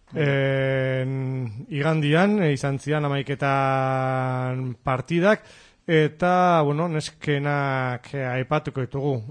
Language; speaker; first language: Basque; native; Basque